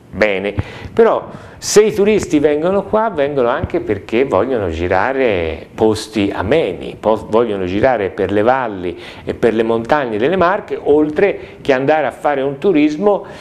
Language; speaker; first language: Italian; native; Italian